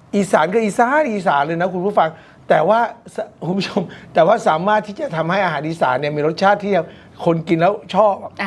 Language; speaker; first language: Thai; native; Thai